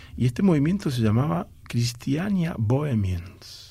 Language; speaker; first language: Spanish; native; Spanish